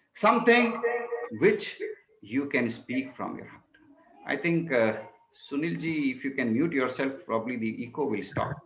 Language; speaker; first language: English; non-native, local second language; Hindi